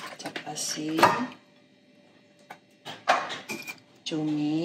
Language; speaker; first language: Indonesian; non-native, fluent; Thai